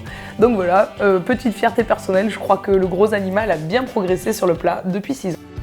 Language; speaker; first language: French; native; French